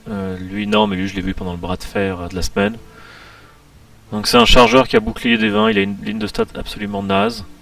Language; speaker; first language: French; native; French